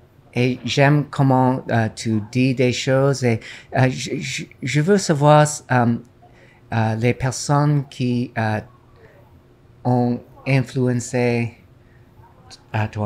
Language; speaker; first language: French; non-native, learner; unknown